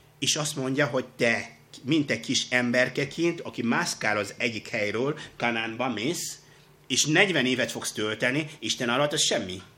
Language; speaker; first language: Hungarian; non-native, fluent; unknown